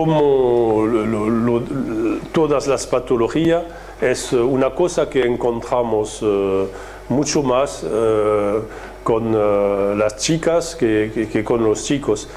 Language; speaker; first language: Spanish; non-native, fluent; French